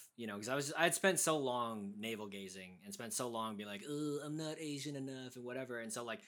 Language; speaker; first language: English; native; English